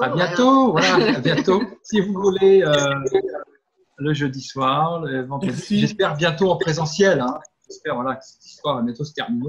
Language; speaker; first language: French; native; French